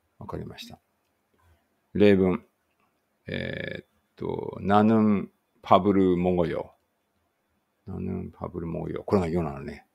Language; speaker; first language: Japanese; native; Japanese